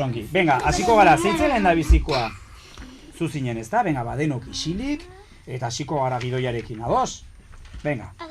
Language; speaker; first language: Basque; native; Basque